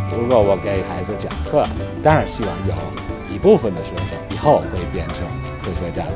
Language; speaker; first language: Chinese; non-native, fluent; English